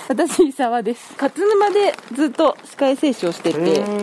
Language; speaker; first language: Japanese; native; Japanese